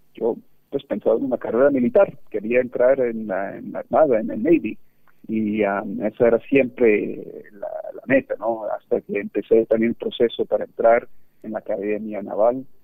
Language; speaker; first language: Spanish; early bilingual, heritage; Spanish